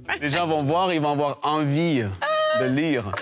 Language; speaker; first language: French; native; French